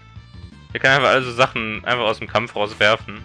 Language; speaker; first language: German; native; German